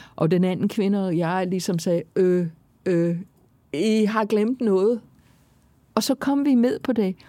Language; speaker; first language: Danish; non-native, fluent; English